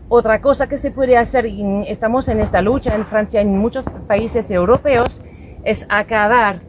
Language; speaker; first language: Spanish; non-native, fluent; French